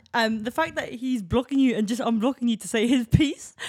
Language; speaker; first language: English; native; English